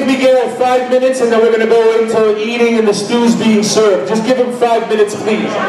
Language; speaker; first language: English; native; English